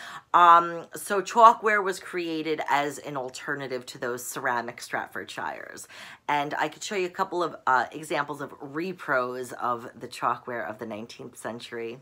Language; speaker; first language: English; native; English